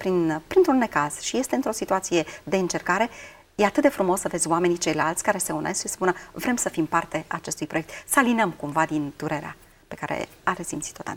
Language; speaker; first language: Romanian; native; Romanian